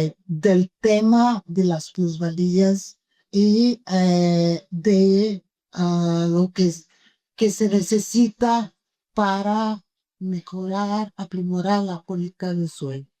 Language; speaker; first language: Spanish; non-native, fluent; Portuguese